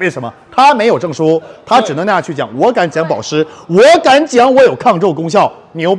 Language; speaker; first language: Chinese; native; Chinese